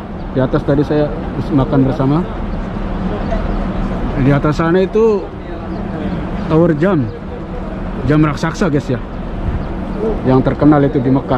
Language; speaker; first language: Indonesian; non-native, local second language; Javanese